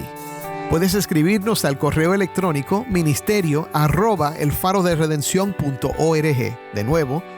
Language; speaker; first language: Spanish; native; Spanish